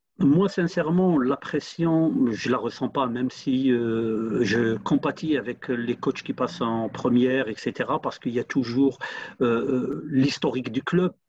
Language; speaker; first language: French; non-native, local second language; Arabic